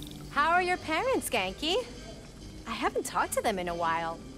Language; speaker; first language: English; early bilingual, other home language; Spanish